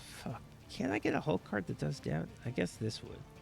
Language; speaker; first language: English; native; English